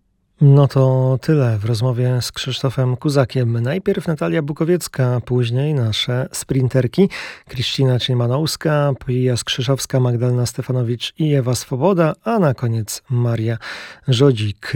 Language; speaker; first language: Polish; native; Polish